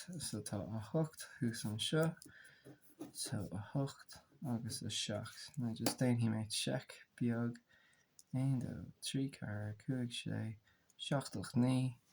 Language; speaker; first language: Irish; non-native, local second language; English